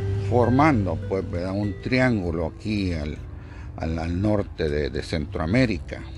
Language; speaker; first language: Spanish; native; Spanish